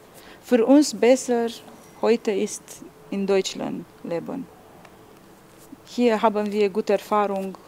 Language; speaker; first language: German; non-native, learner; Romanian